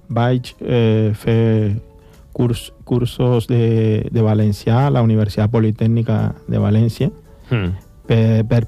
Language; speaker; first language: Catalan; non-native, fluent; Spanish